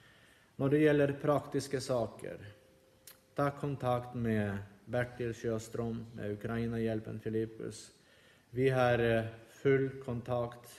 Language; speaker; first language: Swedish; non-native, fluent; Ukrainian